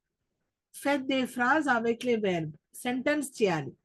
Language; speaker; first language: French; non-native, learner; Telugu